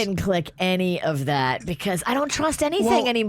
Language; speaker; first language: English; native; English